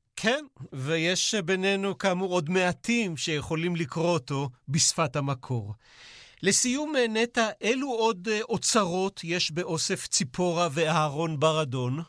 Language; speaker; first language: Hebrew; native; Hebrew